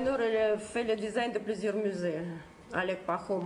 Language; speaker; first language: French; non-native, fluent; Russian